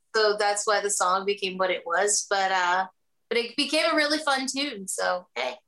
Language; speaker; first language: English; native; English